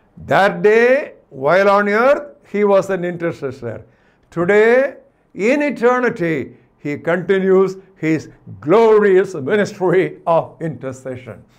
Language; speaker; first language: English; non-native, local second language; Tamil